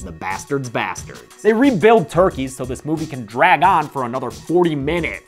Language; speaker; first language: English; native; English